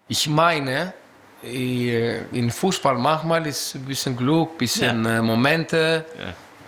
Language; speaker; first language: German; non-native, learner; Greek